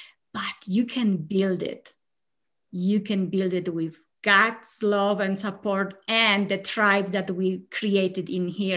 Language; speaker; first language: English; non-native, fluent; Polish